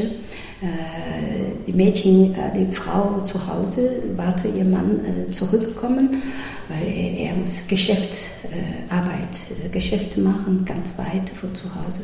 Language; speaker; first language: German; non-native, learner; Chinese